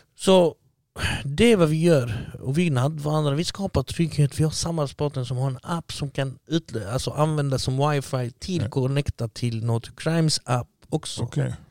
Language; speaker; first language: Swedish; early bilingual, other home language; Arabic